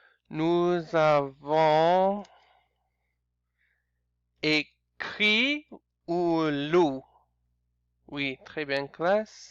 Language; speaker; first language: French; non-native, learner; English